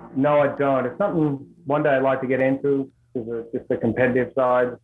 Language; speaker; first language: English; native; English